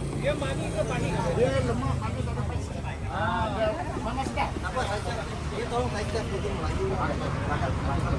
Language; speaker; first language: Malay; non-native, local second language; Chinese